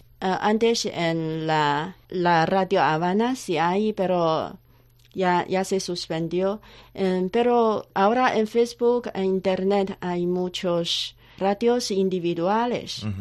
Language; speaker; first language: Spanish; non-native, learner; Chinese